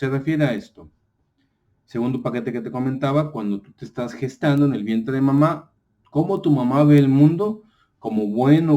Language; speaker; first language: Spanish; native; Spanish